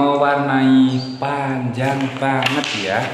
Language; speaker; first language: Indonesian; native; Indonesian